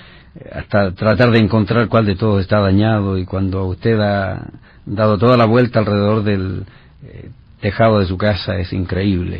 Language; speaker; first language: Spanish; native; Spanish